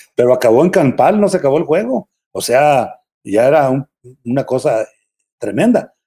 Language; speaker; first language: Spanish; native; Spanish